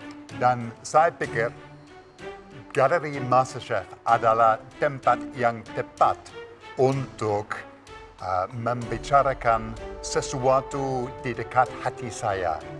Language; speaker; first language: Indonesian; non-native, fluent; English